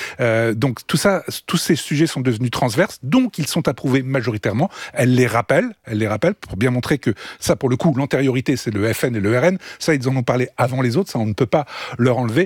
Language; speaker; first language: French; native; French